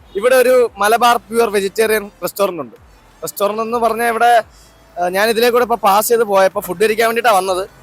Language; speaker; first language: Malayalam; native; Malayalam